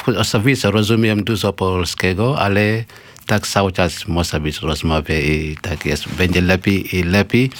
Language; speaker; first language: Polish; non-native, learner; Mandingo